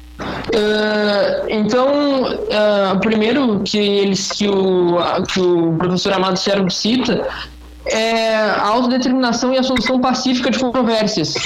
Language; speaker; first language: Portuguese; native; Portuguese